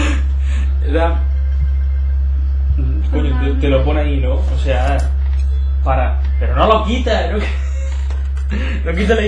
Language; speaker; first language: Spanish; native; Spanish